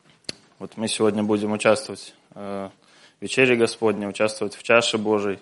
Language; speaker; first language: Russian; native; Russian